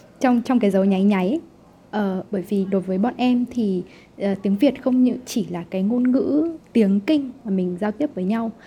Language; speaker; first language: Vietnamese; native; Vietnamese